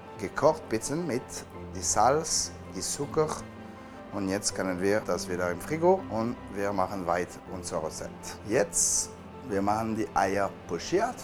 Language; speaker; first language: German; non-native, learner; French